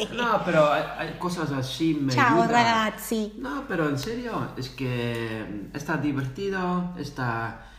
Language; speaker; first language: Spanish; non-native, fluent; Dutch